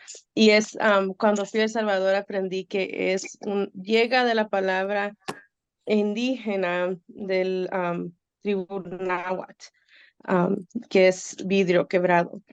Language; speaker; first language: Spanish; early bilingual, heritage; Spanish